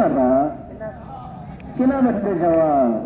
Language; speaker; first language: Indonesian; non-native, learner; Arabic